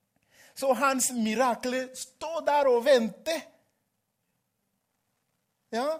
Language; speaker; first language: Norwegian; non-native, fluent; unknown